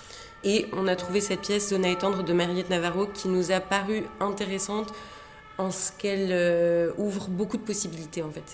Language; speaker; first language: French; native; French